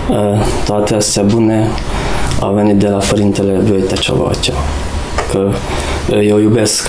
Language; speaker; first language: Romanian; non-native, local second language; Hungarian